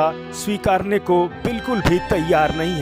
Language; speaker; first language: Hindi; native; Hindi